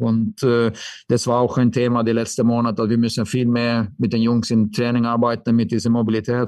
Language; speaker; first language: German; non-native, fluent; Swedish